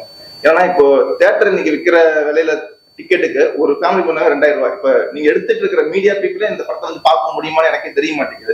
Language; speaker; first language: Tamil; native; Tamil